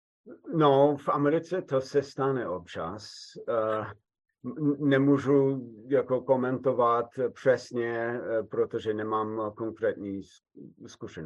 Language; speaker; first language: Czech; non-native, fluent; English